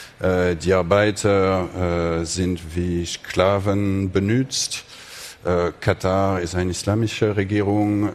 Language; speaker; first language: German; non-native, fluent; French